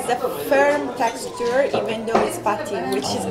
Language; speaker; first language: English; non-native, fluent; Italian